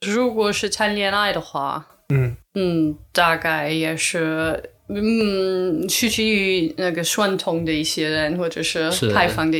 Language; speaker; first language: Chinese; non-native, learner; English